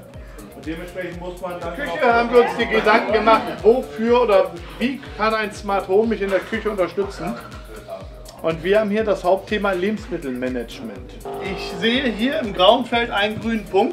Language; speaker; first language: German; native; German